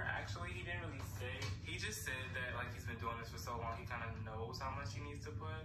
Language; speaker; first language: English; native; English